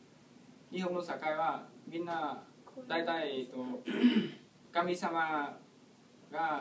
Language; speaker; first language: Japanese; non-native, learner; Vietnamese